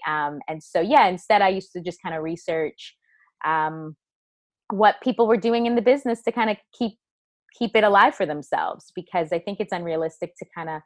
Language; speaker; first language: English; native; English